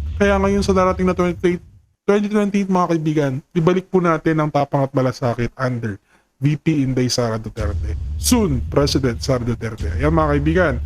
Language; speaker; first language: Filipino; native; Filipino